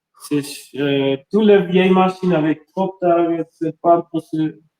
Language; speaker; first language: French; non-native, learner; German